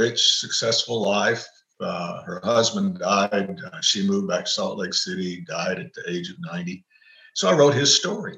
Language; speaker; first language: English; native; English